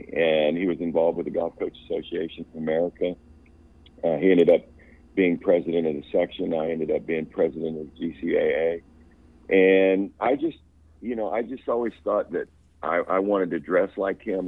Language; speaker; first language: English; native; English